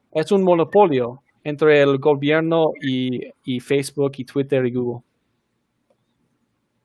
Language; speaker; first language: Spanish; non-native, fluent; English